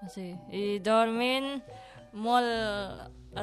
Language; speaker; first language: Catalan; non-native, learner; Indonesian